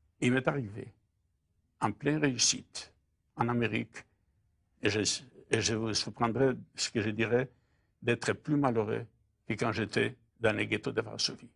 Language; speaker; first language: French; non-native, fluent; Polish